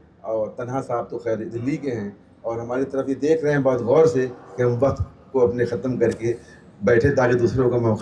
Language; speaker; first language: Hindi; native; Hindi